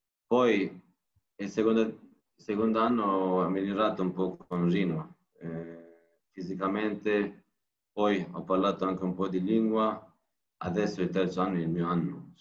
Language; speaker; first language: Italian; non-native, learner; Turkish